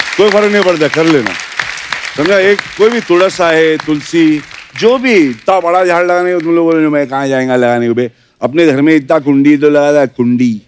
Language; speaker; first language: Hindi; native; Hindi